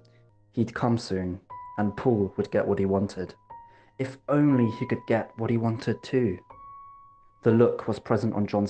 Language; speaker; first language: English; native; English